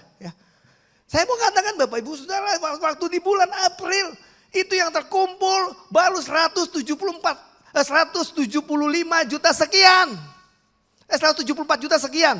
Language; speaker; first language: Indonesian; native; Indonesian